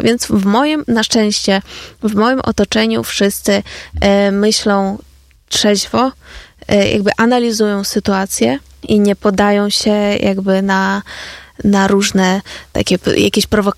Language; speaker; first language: Polish; non-native, fluent; Ukrainian